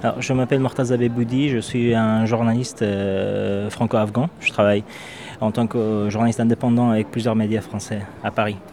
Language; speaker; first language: French; non-native, fluent; Persian